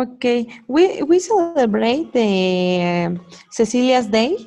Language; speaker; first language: English; non-native, learner; Spanish